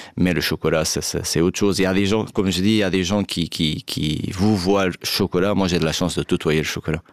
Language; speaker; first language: French; non-native, fluent; Portuguese